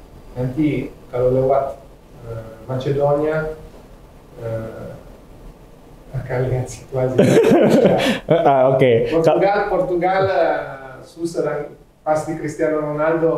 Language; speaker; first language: Indonesian; non-native, fluent; Italian